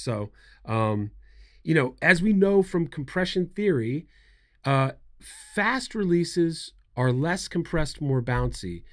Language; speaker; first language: English; native; English